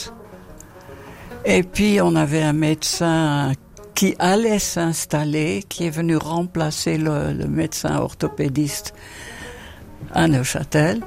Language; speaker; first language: French; non-native, fluent; Dutch